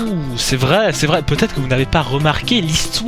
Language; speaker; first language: French; native; French